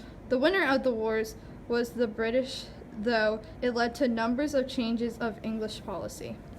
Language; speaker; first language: English; native; English